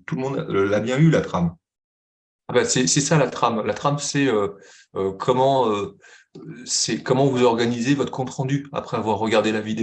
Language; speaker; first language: French; native; French